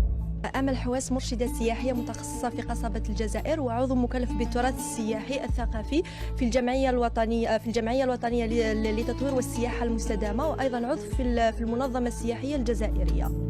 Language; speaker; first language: Arabic; native; Arabic